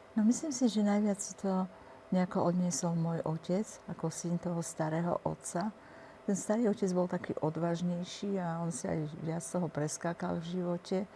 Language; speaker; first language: Slovak; native; Slovak